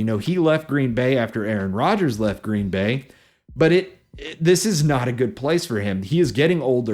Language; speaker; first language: English; native; English